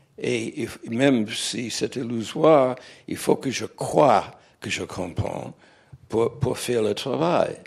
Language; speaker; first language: French; non-native, fluent; English